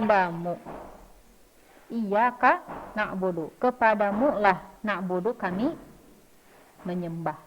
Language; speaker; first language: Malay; non-native, local second language; Sundanese